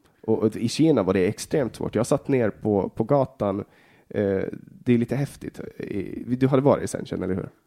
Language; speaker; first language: Swedish; native; Swedish